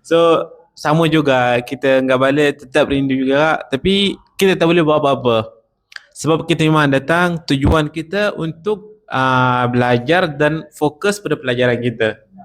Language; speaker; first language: Indonesian; non-native, learner; Arabic